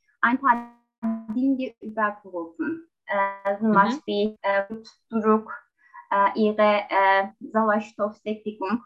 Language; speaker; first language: German; non-native, learner; Turkish